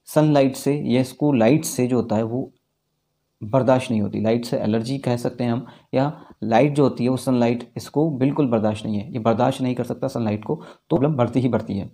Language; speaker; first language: Hindi; native; Hindi